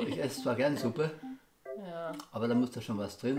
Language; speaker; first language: German; native; German